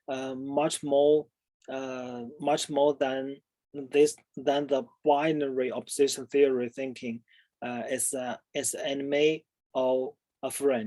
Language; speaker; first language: English; non-native, fluent; Chinese